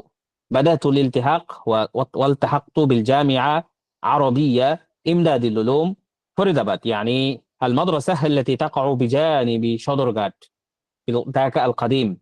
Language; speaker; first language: Arabic; non-native, fluent; Bangla